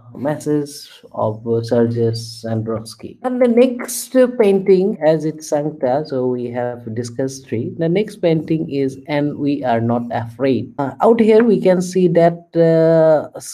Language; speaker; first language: English; non-native, local second language; Assamese